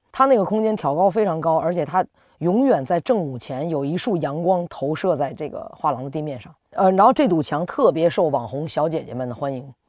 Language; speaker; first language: Chinese; native; Chinese